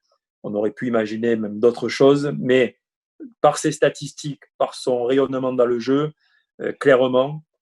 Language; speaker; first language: French; native; French